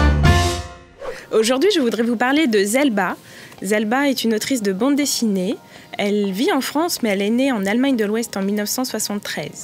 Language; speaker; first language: French; native; French